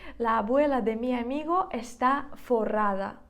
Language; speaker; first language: Spanish; non-native, fluent; Ukrainian